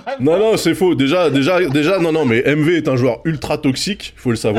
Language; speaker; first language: French; native; French